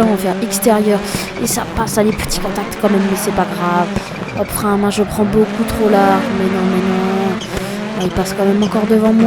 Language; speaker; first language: French; native; French